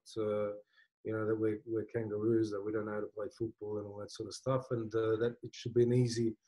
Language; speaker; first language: English; native; English